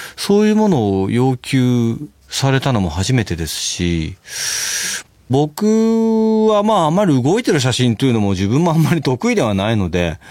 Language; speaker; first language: Japanese; native; Japanese